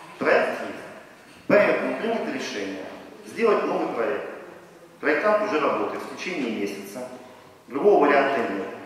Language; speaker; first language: Russian; native; Russian